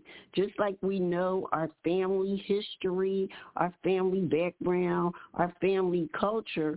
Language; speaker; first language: English; native; English